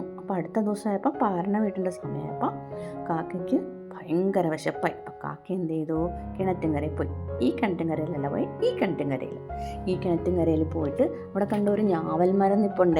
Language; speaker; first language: Malayalam; native; Malayalam